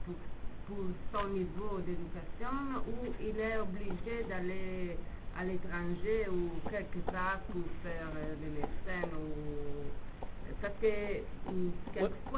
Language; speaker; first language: French; non-native, fluent; Italian